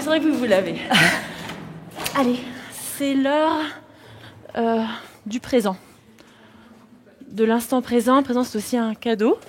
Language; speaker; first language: French; native; French